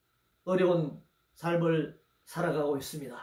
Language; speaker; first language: Korean; native; Korean